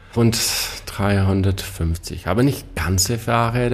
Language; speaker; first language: German; non-native, fluent; Czech